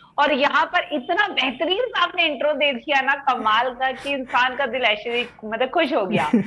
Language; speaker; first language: Hindi; native; Hindi